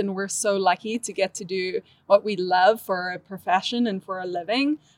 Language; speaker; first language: English; native; English